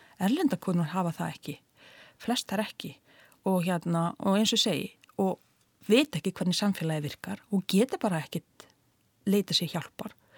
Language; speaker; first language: Icelandic; non-native, fluent; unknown